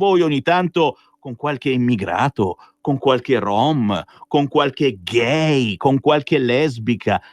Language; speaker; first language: Italian; native; Italian